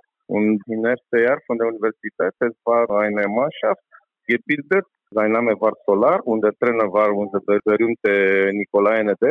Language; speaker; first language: German; non-native, learner; Romanian